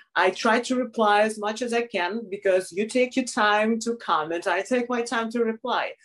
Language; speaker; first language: English; non-native, fluent; Russian